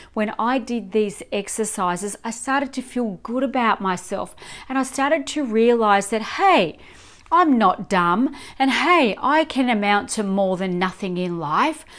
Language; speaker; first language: English; native; English